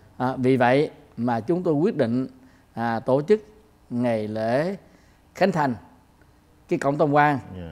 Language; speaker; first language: Vietnamese; native; Vietnamese